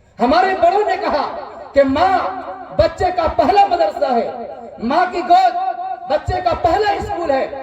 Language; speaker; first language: Urdu; native; Urdu